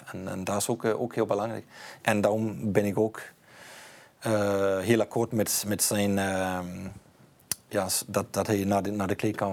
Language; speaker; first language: Dutch; non-native, fluent; Danish